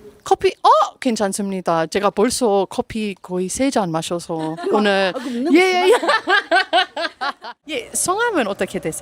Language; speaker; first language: Korean; non-native, learner; English